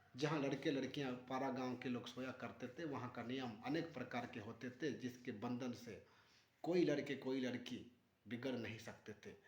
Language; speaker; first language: Hindi; non-native, local second language; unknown